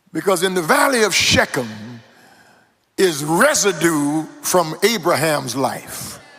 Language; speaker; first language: English; native; English